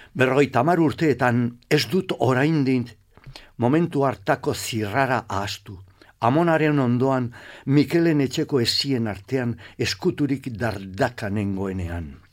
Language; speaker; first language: Basque; non-native, local second language; Spanish